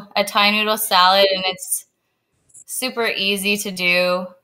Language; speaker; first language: English; native; English